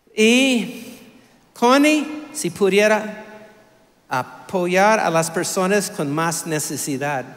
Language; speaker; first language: Spanish; non-native, fluent; English